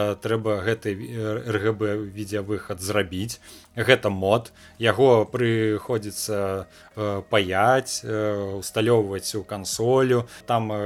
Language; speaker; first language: Belarusian; non-native, local second language; Russian